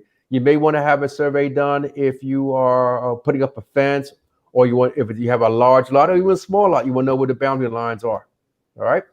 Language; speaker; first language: English; native; English